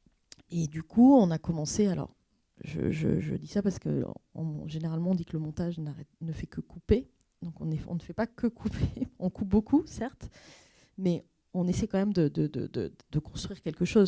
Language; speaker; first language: French; native; French